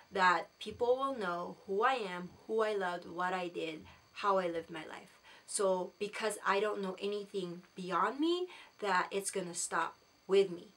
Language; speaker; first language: English; non-native, local second language; Filipino